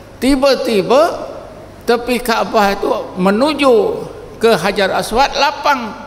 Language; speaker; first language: Malay; native; Malay